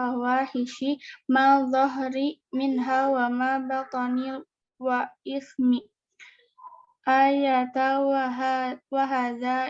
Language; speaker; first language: Arabic; non-native, learner; Indonesian